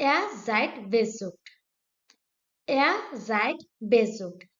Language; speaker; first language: German; non-native, learner; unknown